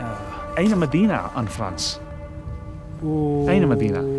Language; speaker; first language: Arabic; non-native, learner; English